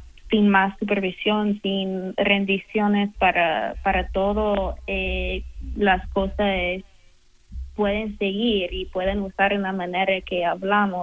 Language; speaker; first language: Spanish; non-native, fluent; English